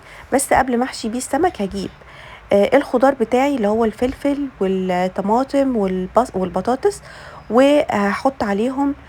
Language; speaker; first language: Arabic; native; Arabic